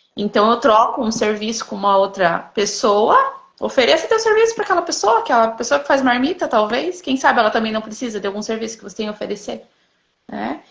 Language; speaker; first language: Portuguese; native; Portuguese